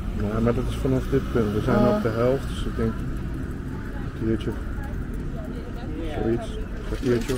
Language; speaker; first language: Dutch; native; Dutch